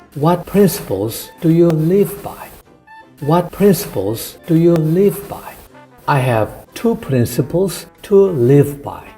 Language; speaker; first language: English; non-native, fluent; Korean